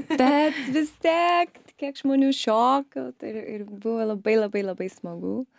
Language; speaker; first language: Lithuanian; early bilingual, other home language; English